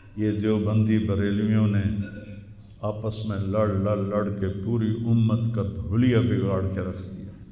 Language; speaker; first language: Urdu; non-native, local second language; Punjabi